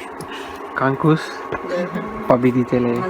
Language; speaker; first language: Russian; non-native, learner; Tamil